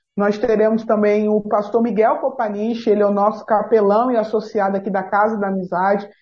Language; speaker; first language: Portuguese; native; Portuguese